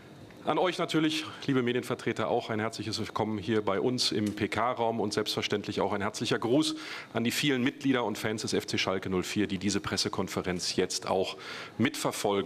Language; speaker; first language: German; native; German